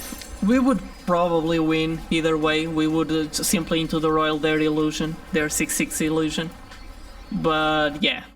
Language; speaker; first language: English; non-native, fluent; Portuguese